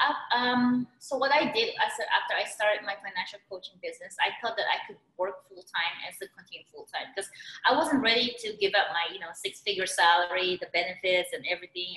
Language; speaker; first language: English; non-native, local second language; Filipino